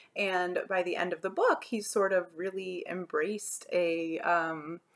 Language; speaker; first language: English; native; English